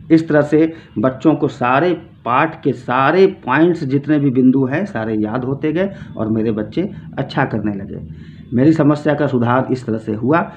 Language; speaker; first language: Hindi; native; Hindi